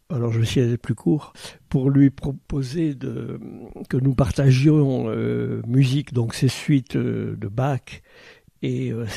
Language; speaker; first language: French; native; French